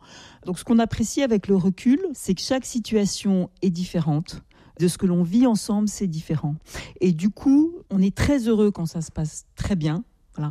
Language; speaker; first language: French; native; French